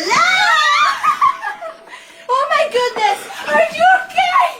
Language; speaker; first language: English; non-native, learner; Spanish